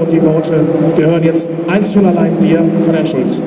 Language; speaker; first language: German; native; German